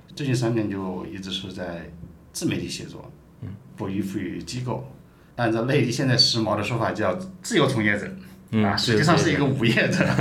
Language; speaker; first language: Chinese; native; Chinese